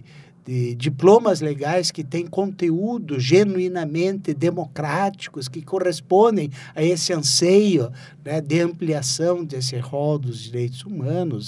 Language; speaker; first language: Portuguese; native; Portuguese